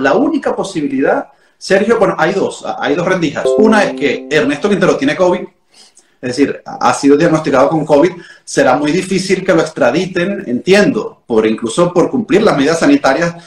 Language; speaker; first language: Spanish; native; Spanish